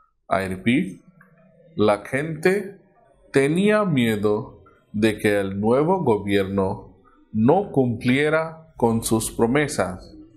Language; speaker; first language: Spanish; non-native, fluent; Hindi